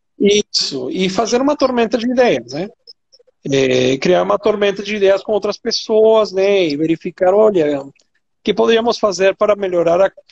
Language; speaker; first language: Portuguese; non-native, fluent; Spanish